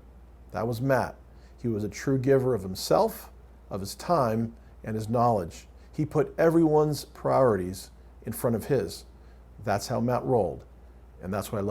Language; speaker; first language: English; native; English